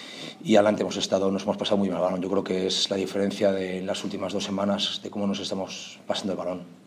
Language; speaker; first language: Spanish; native; Spanish